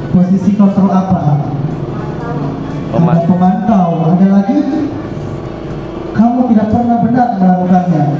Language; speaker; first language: Indonesian; native; Indonesian